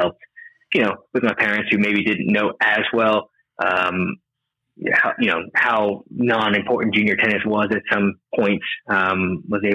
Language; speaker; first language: English; native; English